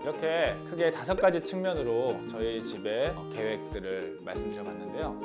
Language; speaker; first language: Korean; native; Korean